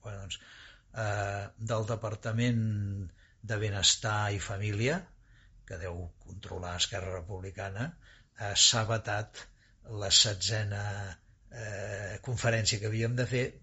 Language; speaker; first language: Catalan; native; Catalan